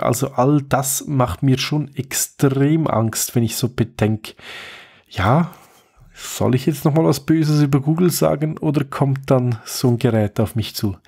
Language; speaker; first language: German; native; German